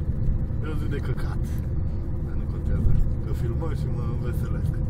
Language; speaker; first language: Romanian; native; Romanian